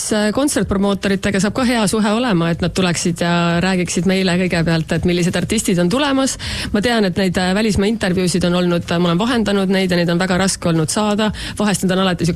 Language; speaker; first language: Estonian; native; Estonian